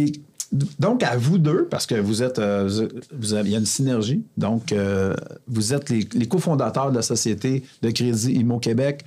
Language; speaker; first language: French; native; French